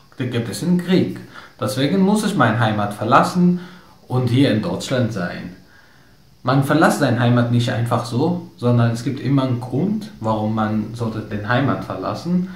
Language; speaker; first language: German; non-native, learner; Arabic